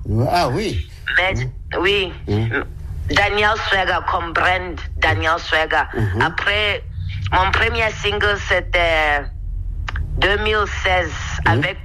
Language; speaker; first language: French; non-native, learner; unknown